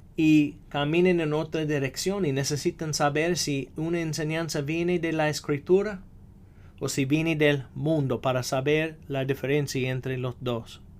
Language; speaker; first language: Spanish; non-native, fluent; English